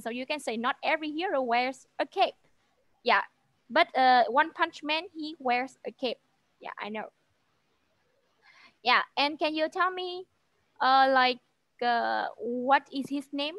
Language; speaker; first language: English; non-native, fluent; Vietnamese